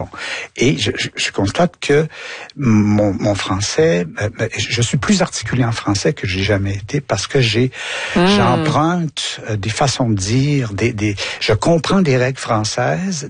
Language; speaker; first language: French; native; French